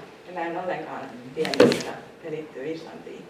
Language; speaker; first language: Finnish; native; Finnish